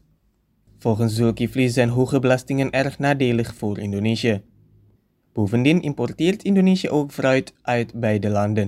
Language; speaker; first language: Dutch; non-native, fluent; Indonesian